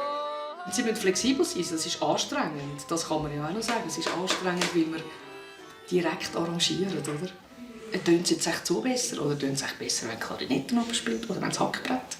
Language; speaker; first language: German; native; German